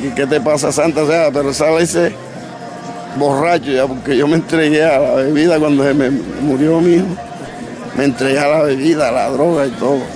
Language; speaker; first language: Spanish; native; Spanish